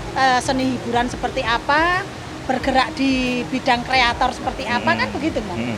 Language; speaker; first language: Indonesian; native; Indonesian